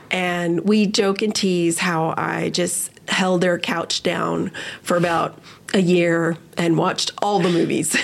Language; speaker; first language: English; early bilingual, other home language; Spanish